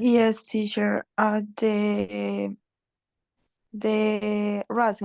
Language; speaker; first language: English; non-native, learner; Spanish